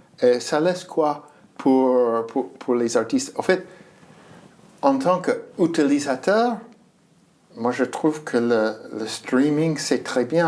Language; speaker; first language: French; non-native, fluent; English